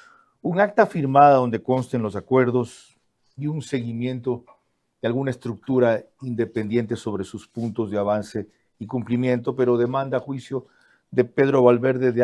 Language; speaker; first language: Spanish; native; Spanish